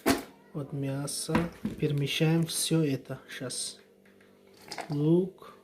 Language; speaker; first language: Russian; non-native, learner; Tajik